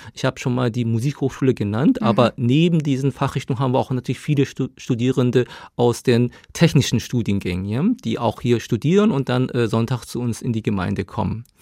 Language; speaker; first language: German; early bilingual, other home language; Korean